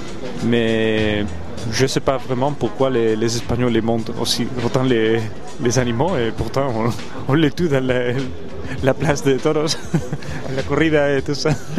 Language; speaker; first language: French; non-native, fluent; Spanish